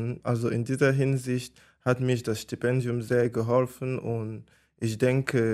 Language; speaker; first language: German; non-native, fluent; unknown